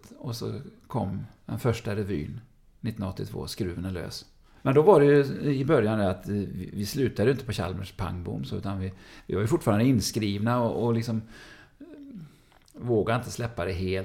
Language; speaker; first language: Swedish; native; Swedish